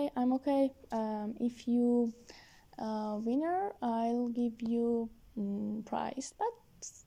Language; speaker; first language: English; non-native, learner; Persian